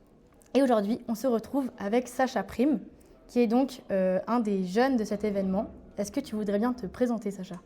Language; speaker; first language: French; native; French